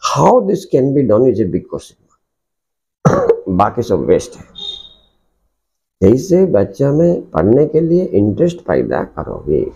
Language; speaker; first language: Hindi; non-native, local second language; Odia